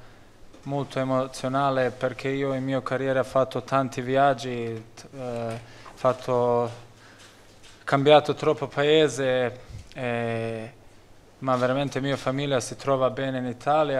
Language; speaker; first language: Italian; non-native, learner; Bosnian